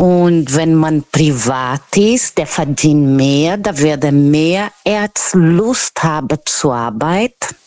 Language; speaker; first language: German; non-native, learner; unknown